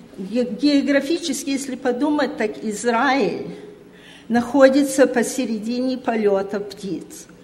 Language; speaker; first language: Russian; early bilingual, heritage; Russian